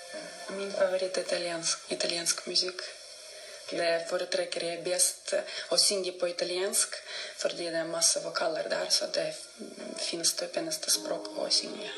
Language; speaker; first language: Norwegian; non-native, fluent; Russian